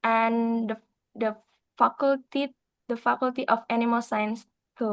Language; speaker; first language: English; non-native, learner; Indonesian